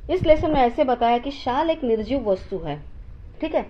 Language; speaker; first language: Hindi; non-native, local second language; Marathi